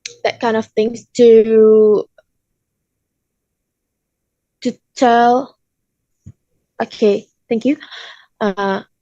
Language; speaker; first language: English; non-native, learner; Indonesian